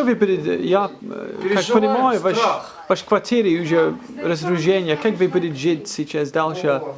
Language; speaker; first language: Russian; non-native, learner; English